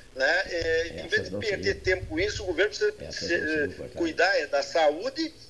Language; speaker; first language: Portuguese; native; Portuguese